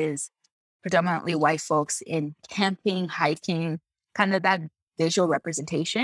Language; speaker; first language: English; non-native, fluent; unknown